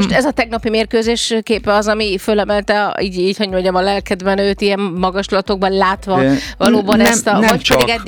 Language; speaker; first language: Hungarian; native; Hungarian